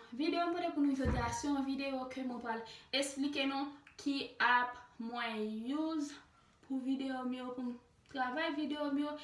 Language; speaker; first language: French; non-native, learner; Haitian Creole